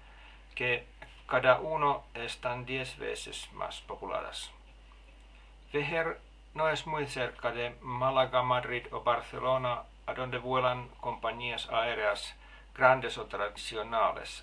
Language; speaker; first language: Spanish; non-native, learner; Finnish